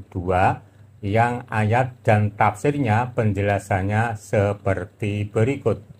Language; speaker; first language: Indonesian; native; Indonesian